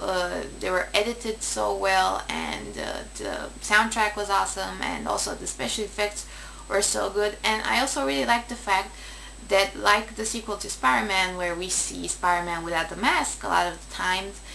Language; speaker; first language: English; native; English